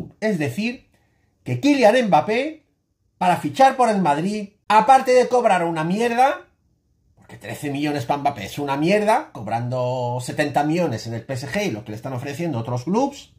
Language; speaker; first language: Spanish; native; Spanish